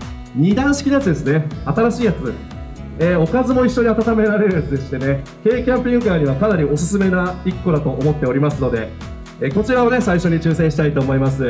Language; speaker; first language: Japanese; native; Japanese